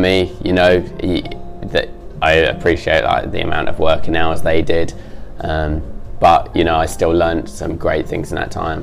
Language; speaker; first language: English; native; English